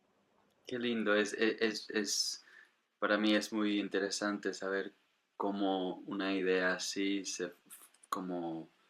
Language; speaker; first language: Spanish; non-native, fluent; English